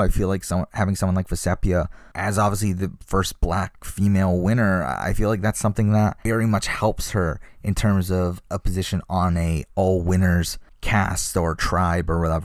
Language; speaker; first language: English; native; English